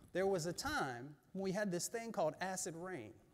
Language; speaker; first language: English; native; English